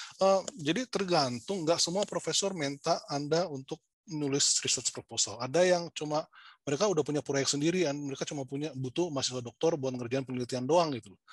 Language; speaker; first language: Indonesian; native; Indonesian